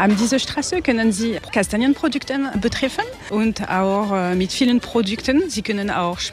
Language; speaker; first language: German; non-native, learner; French